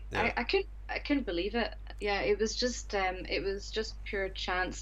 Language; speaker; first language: English; native; English